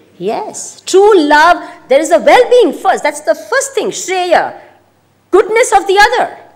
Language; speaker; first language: English; non-native, local second language; Gujarati